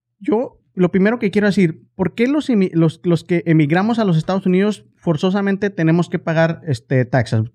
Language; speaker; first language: Spanish; native; Spanish